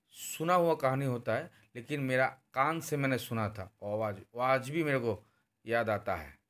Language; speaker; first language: Hindi; non-native, local second language; Bangla